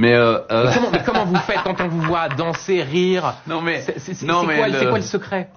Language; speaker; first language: French; native; French